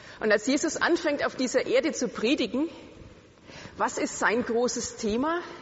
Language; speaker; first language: German; native; German